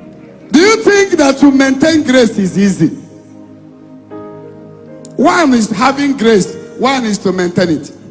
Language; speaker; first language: English; non-native, local second language; Igbo